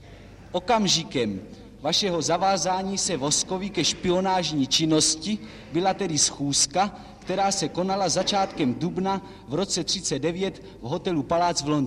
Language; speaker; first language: Czech; native; Czech